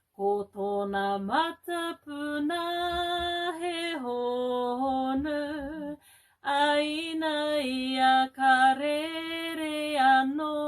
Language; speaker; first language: Māori; non-native, local second language; English